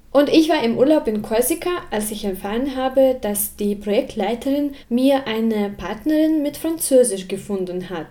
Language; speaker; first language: German; non-native, fluent; Russian